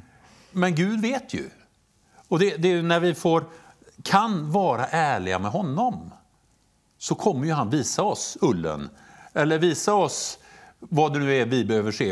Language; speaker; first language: Swedish; native; Swedish